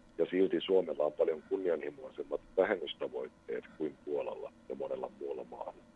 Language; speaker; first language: Finnish; native; Finnish